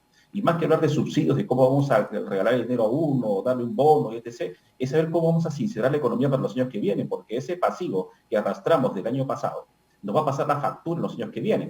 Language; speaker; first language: Spanish; native; Spanish